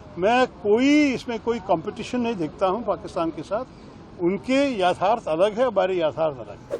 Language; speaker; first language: Hindi; non-native, local second language; Malayalam